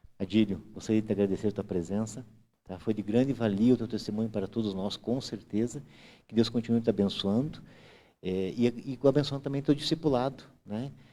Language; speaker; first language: Portuguese; native; Portuguese